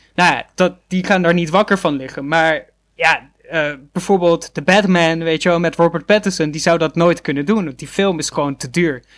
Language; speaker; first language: Dutch; native; Dutch